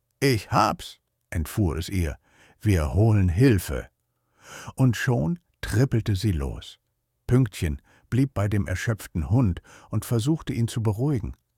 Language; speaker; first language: German; native; German